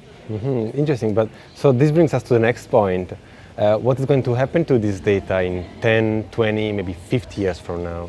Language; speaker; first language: English; non-native, fluent; Italian